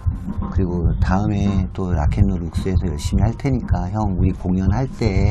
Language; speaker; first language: Korean; native; Korean